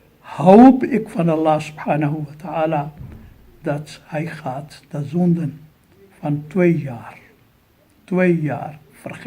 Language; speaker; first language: Dutch; non-native, fluent; Urdu